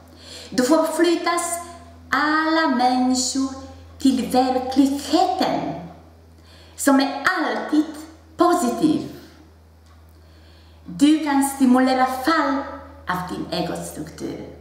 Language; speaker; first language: Swedish; non-native, fluent; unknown